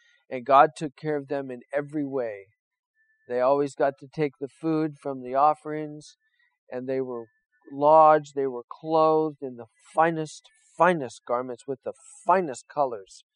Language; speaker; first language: English; native; English